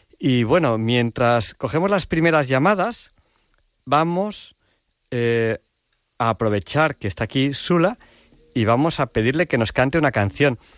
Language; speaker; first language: Spanish; native; Spanish